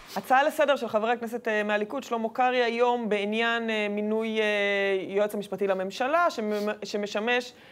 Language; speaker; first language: Hebrew; native; Hebrew